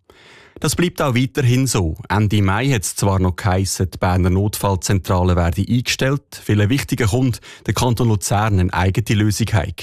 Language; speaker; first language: German; native; German